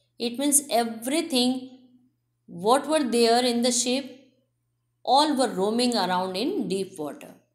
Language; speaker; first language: English; non-native, local second language; Hindi